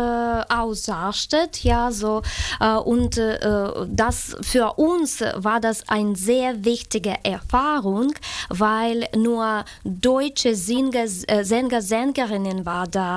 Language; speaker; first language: German; non-native, fluent; Ukrainian